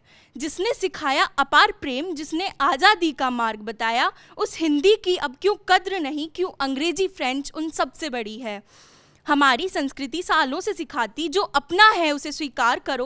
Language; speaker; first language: Hindi; native; Hindi